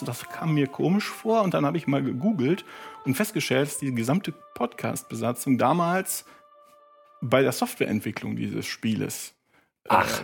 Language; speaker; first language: German; native; German